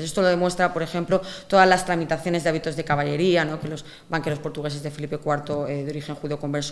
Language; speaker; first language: Spanish; native; Spanish